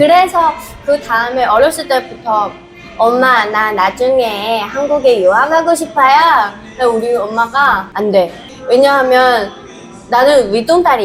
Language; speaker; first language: Korean; non-native, fluent; Chinese